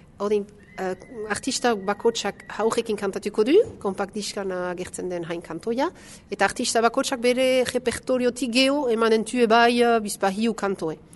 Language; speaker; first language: Basque; native; Basque